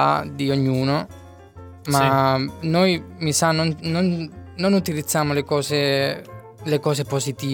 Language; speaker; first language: Italian; non-native, fluent; Spanish